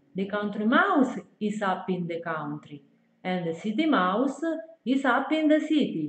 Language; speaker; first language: English; non-native, fluent; Italian